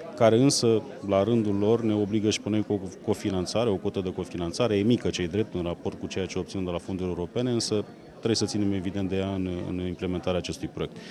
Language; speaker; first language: Romanian; native; Romanian